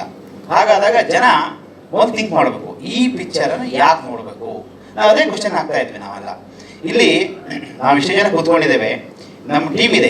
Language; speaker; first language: Kannada; native; Kannada